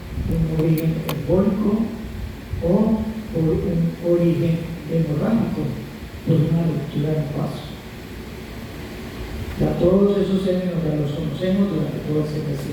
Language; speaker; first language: Spanish; native; Spanish